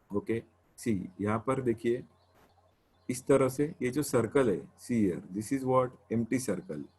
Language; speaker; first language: Hindi; non-native, local second language; Marathi